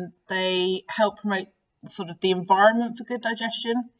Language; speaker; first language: English; native; English